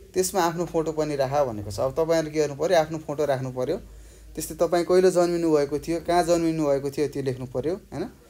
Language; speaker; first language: Nepali; native; Nepali